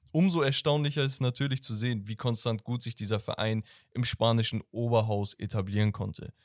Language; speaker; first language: German; early bilingual, other home language; Turkish